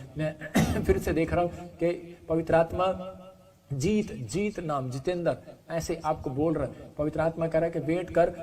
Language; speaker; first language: Hindi; non-native, local second language; Punjabi